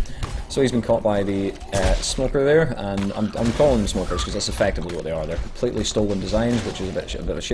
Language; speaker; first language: English; native; English